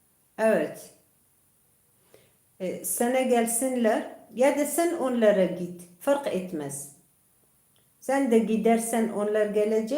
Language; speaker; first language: Turkish; non-native, local second language; Kurdish